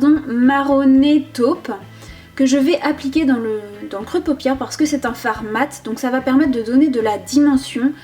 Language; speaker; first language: French; native; French